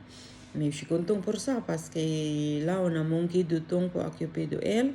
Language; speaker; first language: French; non-native, learner; Filipino